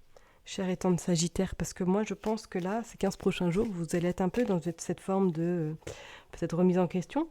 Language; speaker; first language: French; native; French